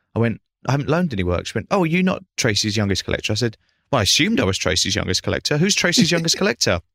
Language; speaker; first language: English; native; English